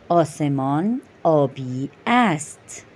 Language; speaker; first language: Persian; non-native, fluent; Urdu